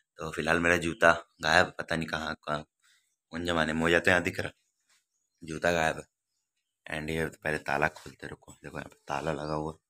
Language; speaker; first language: Hindi; native; Hindi